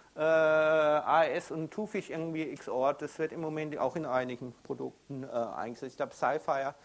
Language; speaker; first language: German; native; German